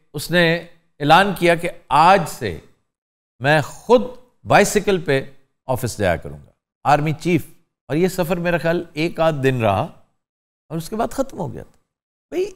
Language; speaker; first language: Urdu; native; Urdu